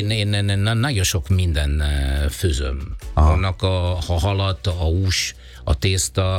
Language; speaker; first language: Hungarian; non-native, fluent; Italian